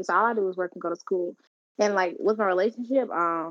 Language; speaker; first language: English; native; English